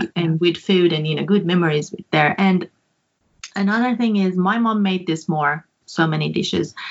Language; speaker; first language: English; non-native, fluent; Persian